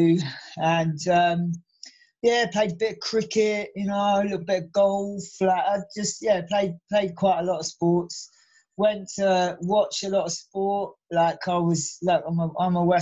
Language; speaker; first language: English; native; English